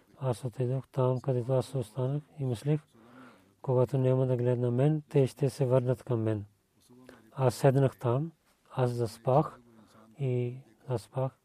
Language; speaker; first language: Bulgarian; non-native, learner; Urdu